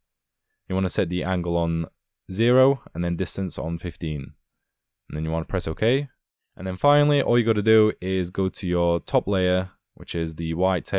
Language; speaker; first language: English; native; English